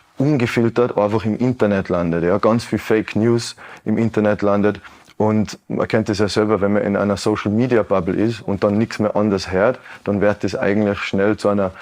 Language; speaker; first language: German; native; German